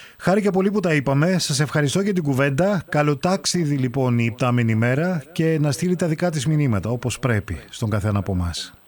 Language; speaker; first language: Greek; native; Greek